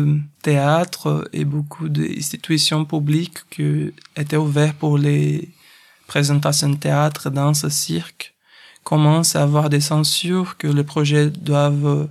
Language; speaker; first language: French; non-native, fluent; Portuguese